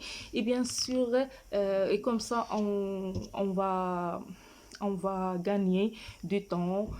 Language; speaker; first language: French; non-native, fluent; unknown